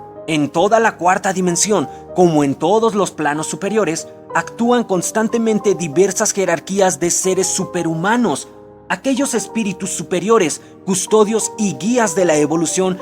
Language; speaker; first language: Spanish; native; Spanish